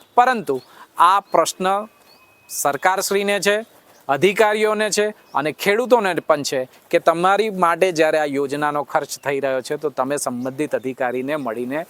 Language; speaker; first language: Gujarati; native; Gujarati